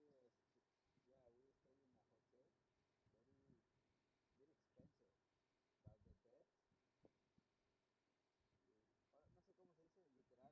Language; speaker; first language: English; non-native, learner; Spanish